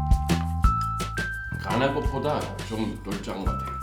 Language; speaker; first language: Korean; non-native, fluent; English